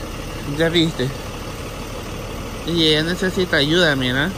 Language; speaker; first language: Spanish; native; Spanish